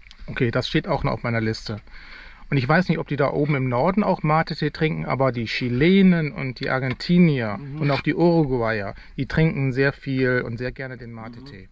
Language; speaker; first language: German; non-native, fluent; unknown